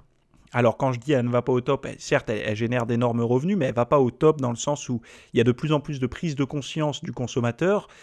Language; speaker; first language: French; native; French